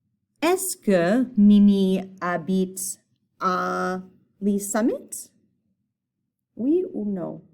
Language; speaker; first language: French; non-native, fluent; English